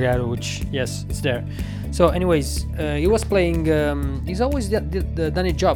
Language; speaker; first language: English; non-native, fluent; Italian